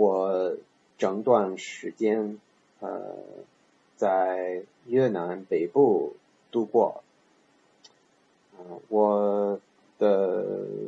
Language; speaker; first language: Chinese; non-native, learner; English